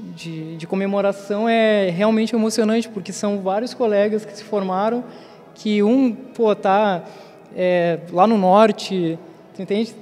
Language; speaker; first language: Portuguese; native; Portuguese